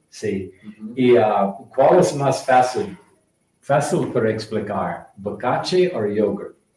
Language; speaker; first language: Spanish; non-native, learner; English